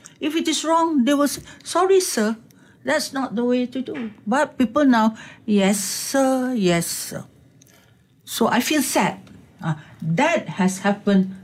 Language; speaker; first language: English; non-native, local second language; Malay